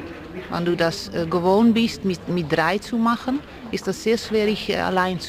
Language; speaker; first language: German; non-native, fluent; Dutch